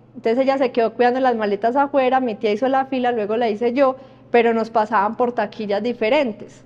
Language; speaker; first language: Spanish; native; Spanish